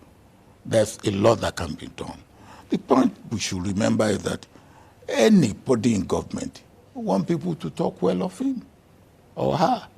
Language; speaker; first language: English; non-native, local second language; Yoruba